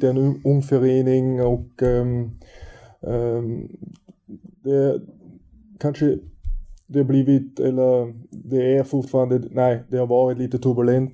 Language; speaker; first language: Swedish; non-native, fluent; German